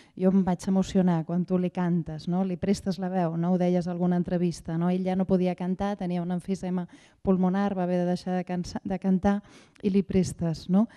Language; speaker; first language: Catalan; native; Catalan